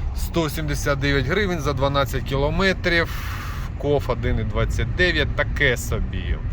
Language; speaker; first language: Ukrainian; non-native, local second language; Russian